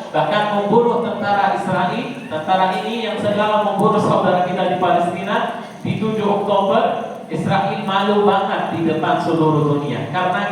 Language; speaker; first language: Indonesian; non-native, fluent; Arabic